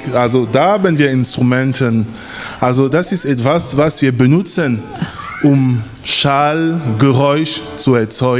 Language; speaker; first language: German; non-native, fluent; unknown